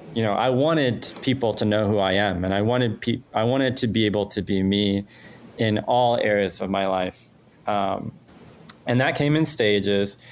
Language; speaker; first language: English; non-native, fluent; Spanish